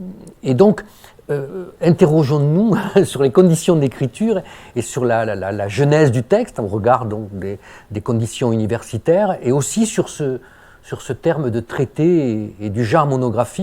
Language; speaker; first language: French; native; French